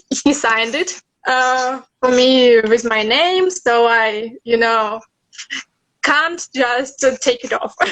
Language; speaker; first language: English; non-native, learner; Russian